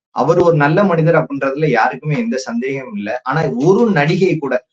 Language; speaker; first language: Tamil; native; Tamil